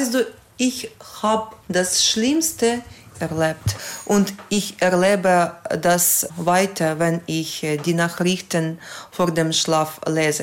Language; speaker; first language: German; non-native, fluent; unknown